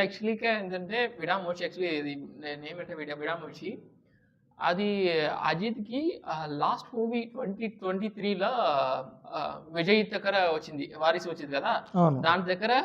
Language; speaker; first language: Telugu; non-native, learner; Tamil